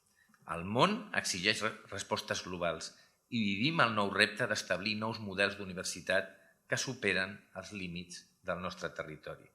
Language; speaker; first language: Catalan; native; Catalan